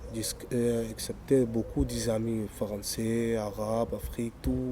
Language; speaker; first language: French; non-native, learner; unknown